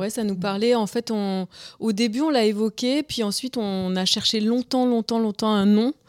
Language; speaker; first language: French; native; French